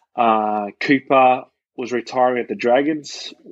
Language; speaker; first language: English; native; English